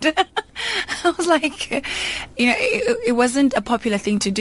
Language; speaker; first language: English; non-native, local second language; Zulu